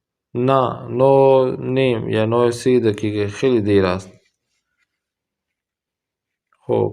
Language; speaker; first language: Persian; non-native, fluent; Urdu